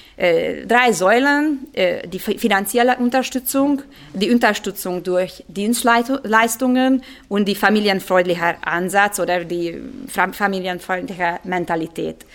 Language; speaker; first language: German; non-native, fluent; Hungarian